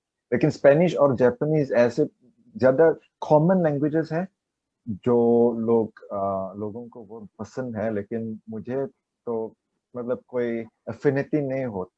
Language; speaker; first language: Hindi; non-native, learner; Chinese